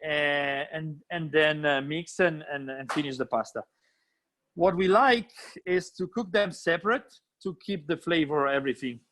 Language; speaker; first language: English; non-native, fluent; Italian